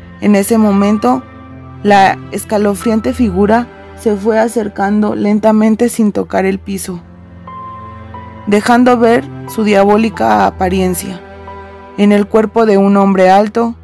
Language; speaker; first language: Spanish; native; Spanish